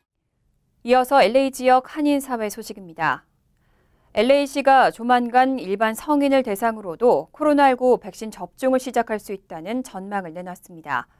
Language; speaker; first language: Korean; native; Korean